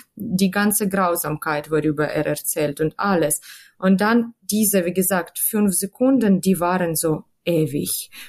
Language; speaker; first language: German; non-native, fluent; Ukrainian